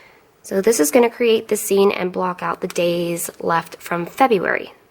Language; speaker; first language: English; native; English